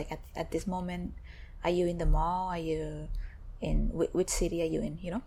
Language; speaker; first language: English; non-native, fluent; Thai